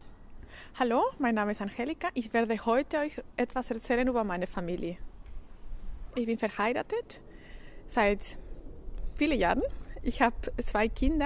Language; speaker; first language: German; non-native, fluent; Spanish